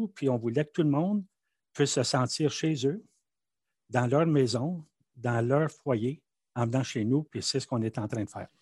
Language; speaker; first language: French; native; French